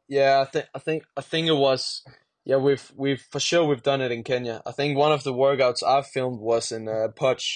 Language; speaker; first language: English; non-native, fluent; Danish